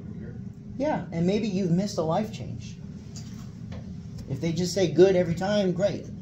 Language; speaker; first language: English; native; English